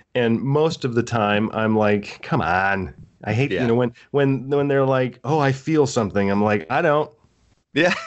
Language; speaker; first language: English; native; English